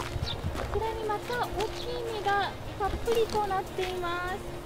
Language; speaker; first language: Japanese; native; Japanese